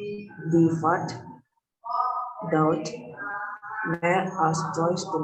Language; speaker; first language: German; non-native, learner; Indonesian